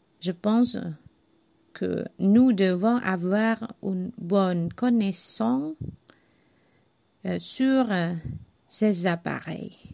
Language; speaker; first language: French; non-native, learner; Javanese